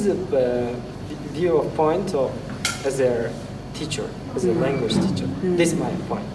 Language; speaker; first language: English; non-native, fluent; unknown